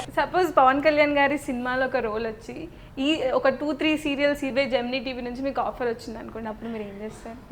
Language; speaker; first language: Telugu; native; Telugu